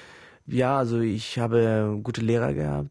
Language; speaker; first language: German; early bilingual, other home language; Pashto